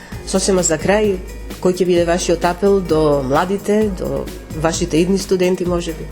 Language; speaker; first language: Macedonian; native; Macedonian